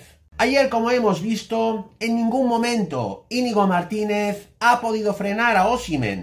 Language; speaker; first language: Spanish; native; Spanish